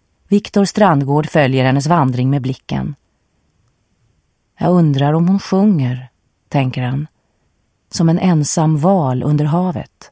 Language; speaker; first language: Swedish; native; Swedish